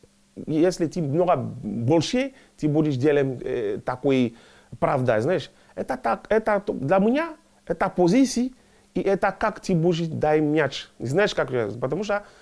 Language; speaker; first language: Russian; non-native, learner; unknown